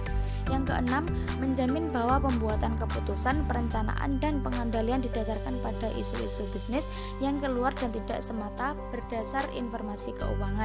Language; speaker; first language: Indonesian; native; Indonesian